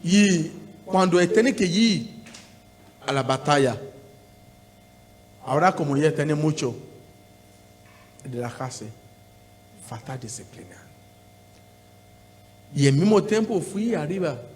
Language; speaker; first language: Spanish; non-native, learner; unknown